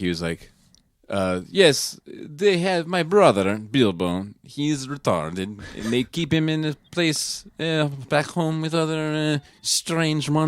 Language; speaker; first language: English; native; English